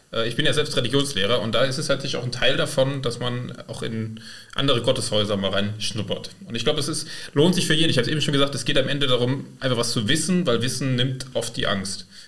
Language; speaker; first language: German; native; German